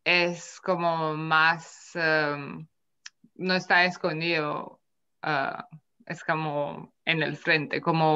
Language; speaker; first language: Spanish; non-native, fluent; Romanian